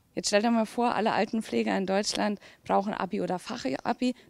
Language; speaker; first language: German; native; German